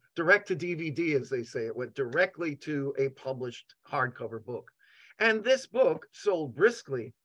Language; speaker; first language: English; native; English